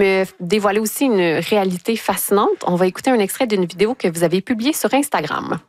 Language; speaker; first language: French; native; French